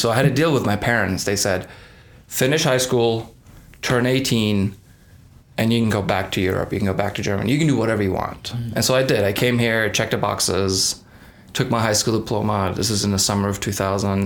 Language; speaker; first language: English; non-native, fluent; Persian